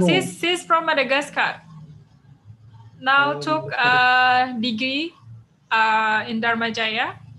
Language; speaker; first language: English; non-native, fluent; Indonesian